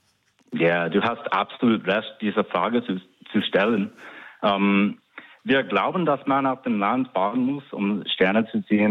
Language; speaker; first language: German; non-native, fluent; English